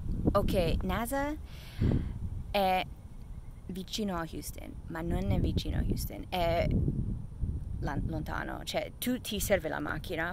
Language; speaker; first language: Italian; non-native, fluent; English